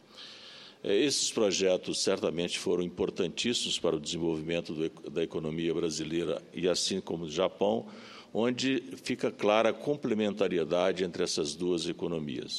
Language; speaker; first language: Portuguese; native; Portuguese